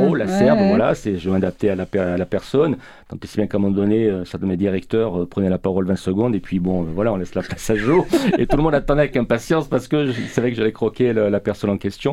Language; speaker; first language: French; native; French